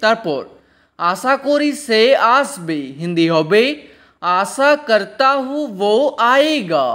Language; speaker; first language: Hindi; non-native, local second language; Bangla